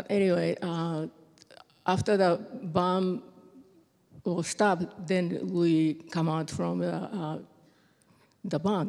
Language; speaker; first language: English; non-native, fluent; Japanese